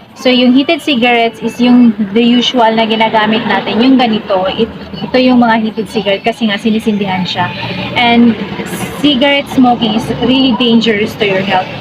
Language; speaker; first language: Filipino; non-native, local second language; Cebuano